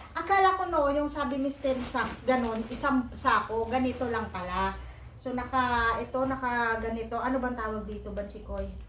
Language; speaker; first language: Filipino; native; Filipino